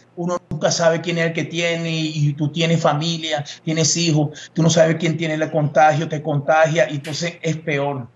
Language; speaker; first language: Spanish; native; Spanish